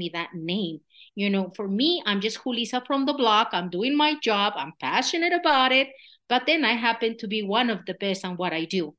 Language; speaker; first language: English; non-native, fluent; Spanish